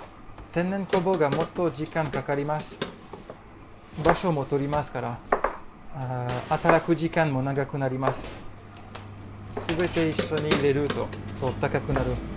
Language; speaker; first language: Japanese; non-native, learner; French